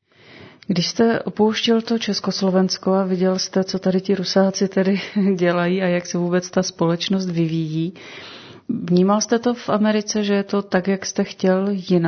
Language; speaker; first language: Czech; native; Czech